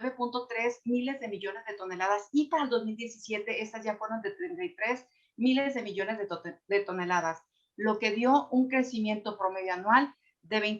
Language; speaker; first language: Spanish; native; Spanish